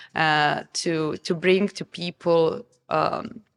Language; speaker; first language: English; non-native, fluent; Serbian